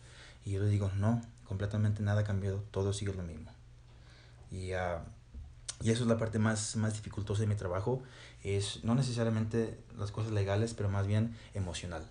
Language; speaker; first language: Spanish; early bilingual, heritage; Spanish